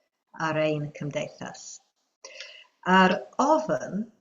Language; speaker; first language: Welsh; non-native, fluent; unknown